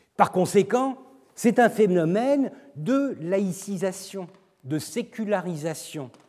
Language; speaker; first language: French; non-native, fluent; Turkish